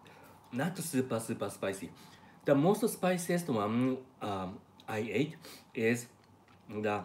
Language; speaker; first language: English; non-native, learner; Japanese